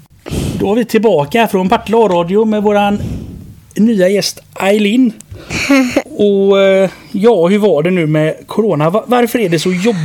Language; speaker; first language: Swedish; native; Swedish